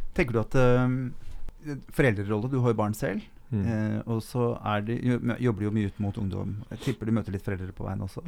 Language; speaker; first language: Norwegian; native; Norwegian